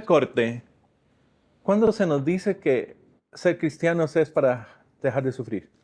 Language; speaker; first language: Spanish; native; Spanish